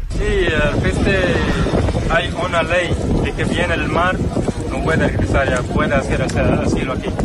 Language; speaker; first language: Spanish; non-native, learner; Arabic